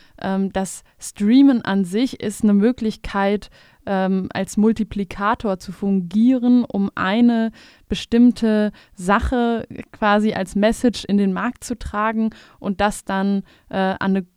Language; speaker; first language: German; native; German